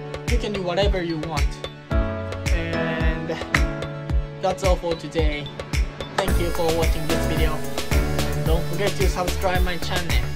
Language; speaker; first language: English; non-native, learner; Japanese